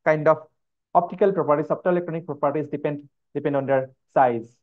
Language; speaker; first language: English; non-native, local second language; Assamese